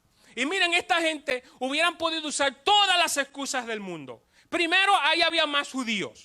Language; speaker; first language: Spanish; native; Spanish